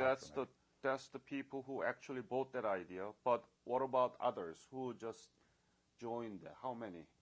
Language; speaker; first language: English; non-native, fluent; Korean